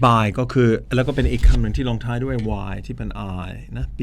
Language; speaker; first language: Thai; non-native, fluent; English